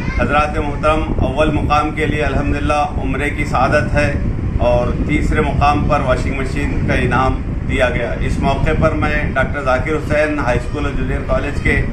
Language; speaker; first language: Urdu; native; Urdu